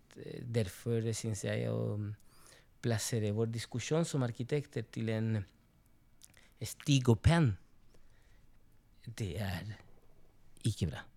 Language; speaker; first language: Norwegian; non-native, fluent; Spanish